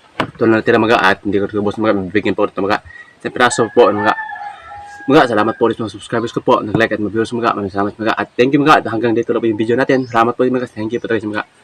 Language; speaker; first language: Filipino; non-native, local second language; Cebuano